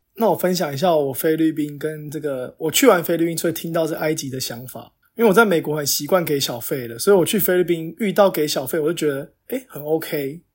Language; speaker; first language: Chinese; native; Chinese